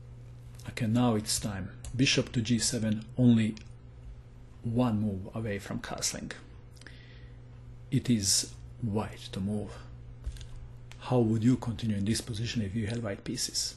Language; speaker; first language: English; non-native, fluent; Croatian